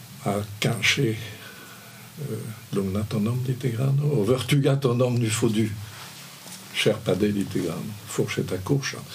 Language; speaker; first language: Swedish; non-native, fluent; French